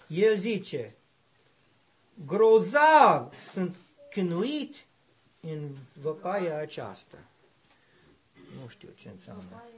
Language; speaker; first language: Romanian; non-native, learner; English